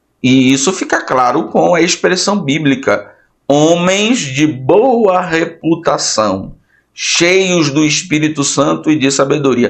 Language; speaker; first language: Portuguese; native; Portuguese